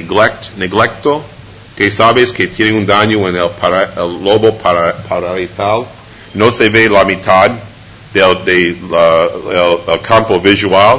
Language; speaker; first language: Spanish; non-native, fluent; English